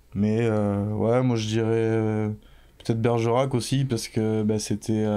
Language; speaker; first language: French; native; French